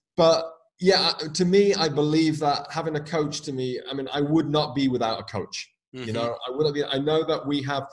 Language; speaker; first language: English; native; English